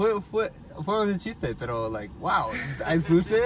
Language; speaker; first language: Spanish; non-native, learner; English